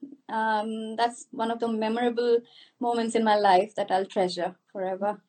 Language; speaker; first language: English; non-native, local second language; Marathi